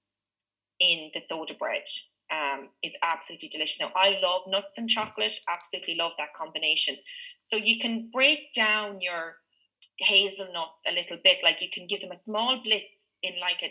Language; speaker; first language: English; native; English